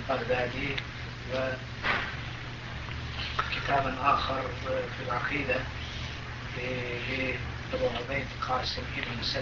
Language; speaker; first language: Arabic; non-native, fluent; Turkish